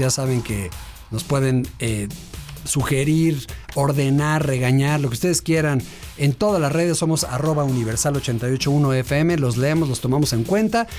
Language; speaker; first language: Spanish; native; Spanish